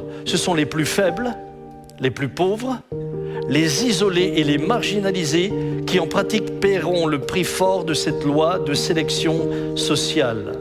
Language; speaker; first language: French; native; French